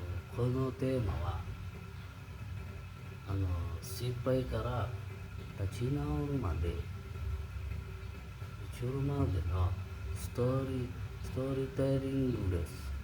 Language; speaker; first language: Japanese; non-native, learner; Indonesian